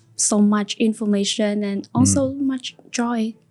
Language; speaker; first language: English; non-native, fluent; Vietnamese